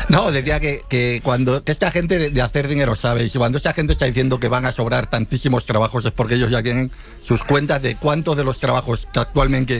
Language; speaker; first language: Spanish; native; Spanish